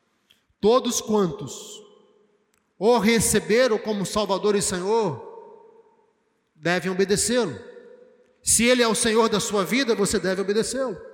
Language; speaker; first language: Portuguese; native; Portuguese